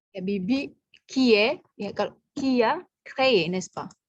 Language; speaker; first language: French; non-native, fluent; Indonesian